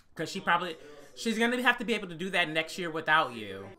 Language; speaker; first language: English; native; English